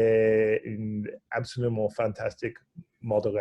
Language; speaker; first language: French; non-native, fluent; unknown